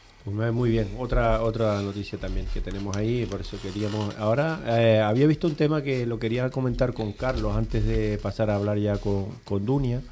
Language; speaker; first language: Spanish; native; Spanish